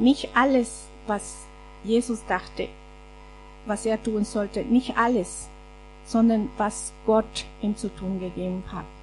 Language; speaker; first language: German; non-native, fluent; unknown